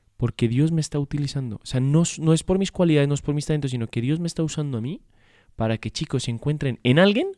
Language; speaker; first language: Spanish; native; Spanish